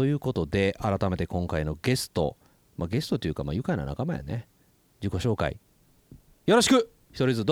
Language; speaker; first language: Japanese; native; Japanese